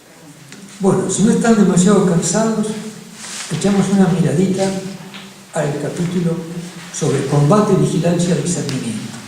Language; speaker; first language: Spanish; native; Spanish